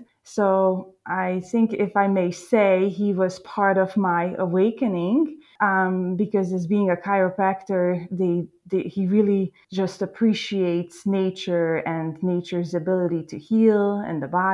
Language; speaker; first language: English; non-native, fluent; Hungarian